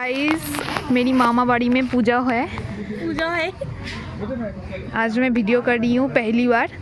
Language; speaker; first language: Hindi; non-native, local second language; Bangla